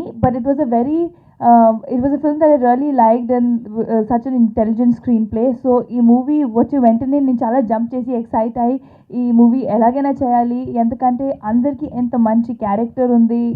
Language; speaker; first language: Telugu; non-native, learner; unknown